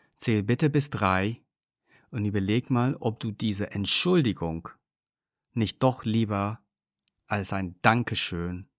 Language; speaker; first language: German; non-native, fluent; English